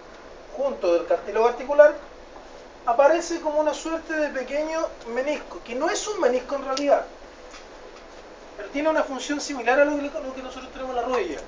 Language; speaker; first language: Spanish; native; Spanish